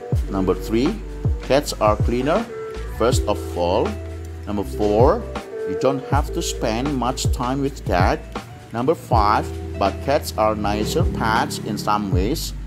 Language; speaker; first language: English; non-native, fluent; Indonesian